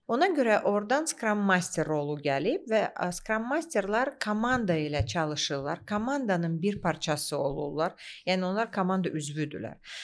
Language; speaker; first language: Azerbaijani; native; Azerbaijani